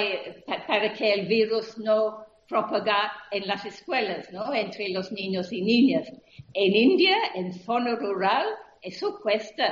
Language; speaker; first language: Spanish; non-native, fluent; English